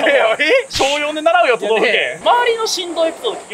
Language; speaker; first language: Japanese; native; Japanese